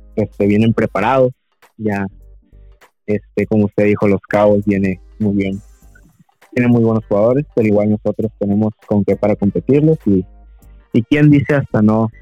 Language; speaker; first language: Spanish; native; Spanish